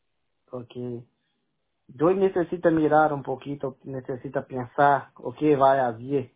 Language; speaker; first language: Spanish; non-native, learner; Portuguese